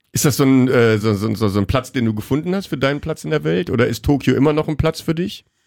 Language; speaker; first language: German; native; German